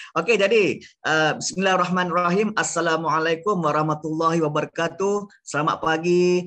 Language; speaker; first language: Malay; native; Malay